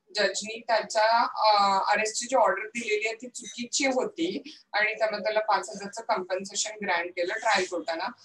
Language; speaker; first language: English; non-native, local second language; Marathi